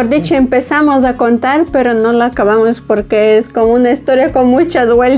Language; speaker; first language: Spanish; non-native, fluent; Ukrainian